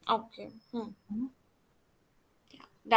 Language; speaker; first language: German; non-native, fluent; Hindi